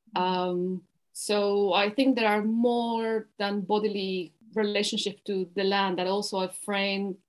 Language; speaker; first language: English; non-native, fluent; Spanish